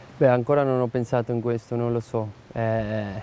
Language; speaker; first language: Italian; non-native, fluent; Spanish